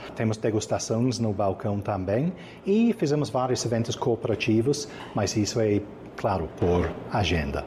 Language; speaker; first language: Portuguese; non-native, fluent; English